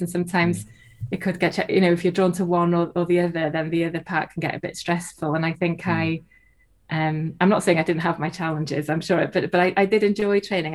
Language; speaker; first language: English; non-native, local second language; Welsh